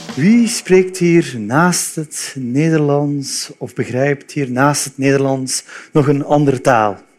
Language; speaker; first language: Dutch; early bilingual, other home language; Turkish